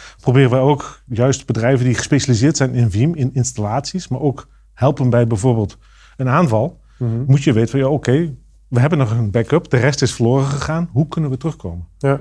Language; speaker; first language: Dutch; native; Dutch